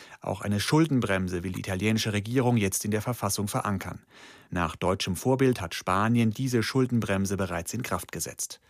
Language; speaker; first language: German; native; German